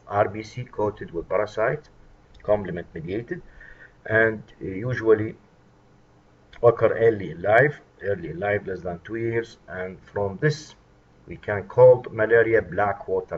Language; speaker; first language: English; non-native, fluent; Arabic